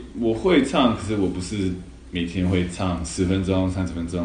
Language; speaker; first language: Chinese; early bilingual, other home language; English